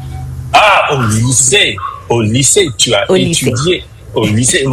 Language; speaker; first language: French; non-native, fluent; English